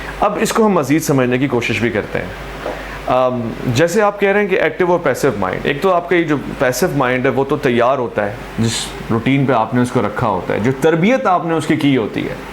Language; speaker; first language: Urdu; non-native, local second language; Sindhi